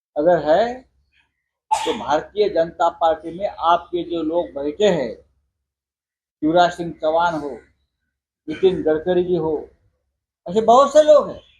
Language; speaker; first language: Hindi; non-native, local second language; Marathi